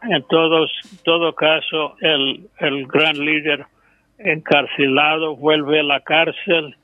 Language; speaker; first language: Spanish; non-native, fluent; English